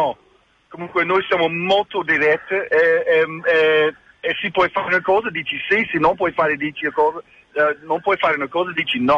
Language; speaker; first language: Italian; non-native, fluent; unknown